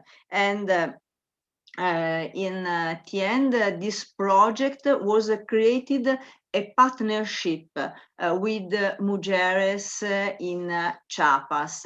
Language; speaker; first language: English; non-native, learner; Italian